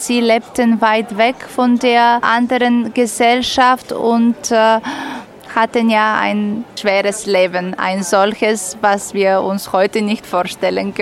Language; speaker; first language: German; non-native, fluent; Bulgarian